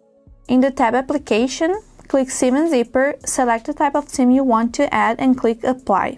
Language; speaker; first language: English; non-native, fluent; Portuguese